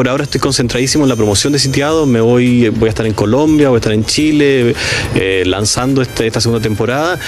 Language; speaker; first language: Spanish; native; Spanish